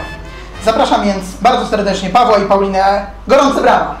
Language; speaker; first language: Polish; native; Polish